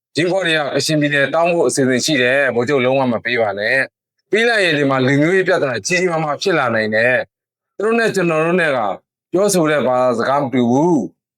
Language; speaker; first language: Burmese; non-native, local second language; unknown